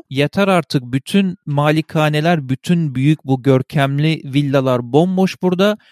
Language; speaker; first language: Turkish; native; Turkish